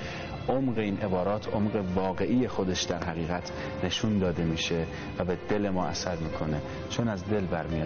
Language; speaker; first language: Persian; native; Persian